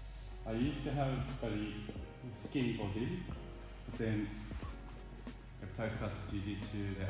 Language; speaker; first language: English; non-native, fluent; Korean